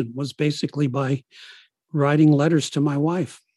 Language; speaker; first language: English; early bilingual, other home language; Italian